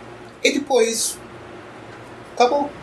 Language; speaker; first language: Portuguese; non-native, fluent; Arabic